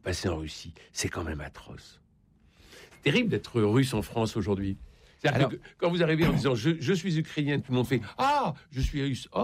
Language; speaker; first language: French; native; French